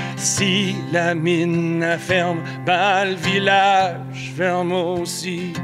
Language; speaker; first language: French; native; French